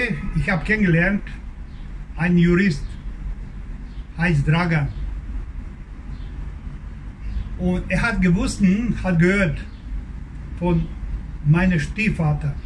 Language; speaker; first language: German; non-native, learner; Croatian